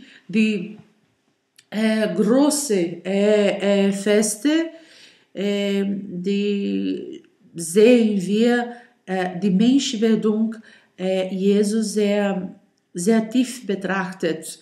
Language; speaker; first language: German; non-native, learner; Portuguese